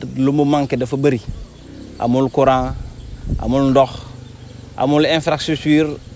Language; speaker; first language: Wolof; non-native, local second language; Jola-Fonyi